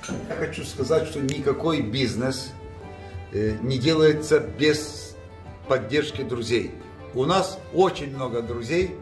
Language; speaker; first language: Russian; non-native, local second language; Gagauz